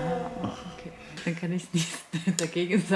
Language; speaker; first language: German; non-native, learner; Korean